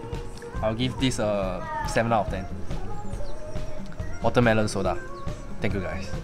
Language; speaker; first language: English; non-native, local second language; Chinese